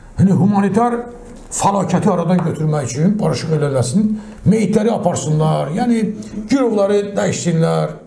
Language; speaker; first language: Azerbaijani; non-native, local second language; Talysh